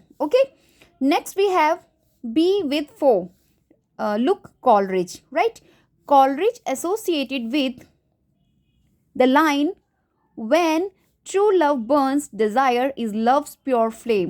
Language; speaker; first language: English; non-native, local second language; Hindi